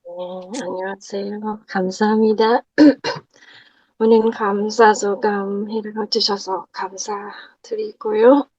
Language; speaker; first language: Korean; non-native, learner; Thai